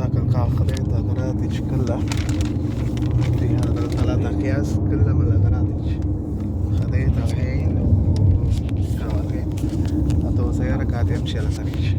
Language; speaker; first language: Arabic; non-native, learner; Tamil